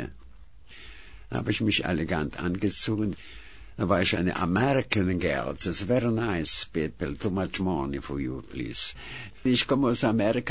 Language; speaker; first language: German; non-native, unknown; Russian